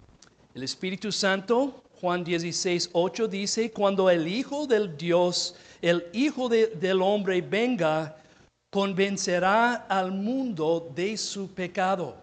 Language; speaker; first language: Spanish; non-native, fluent; English